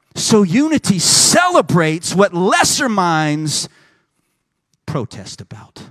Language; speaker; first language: English; native; English